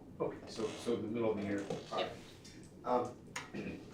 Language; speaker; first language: English; native; English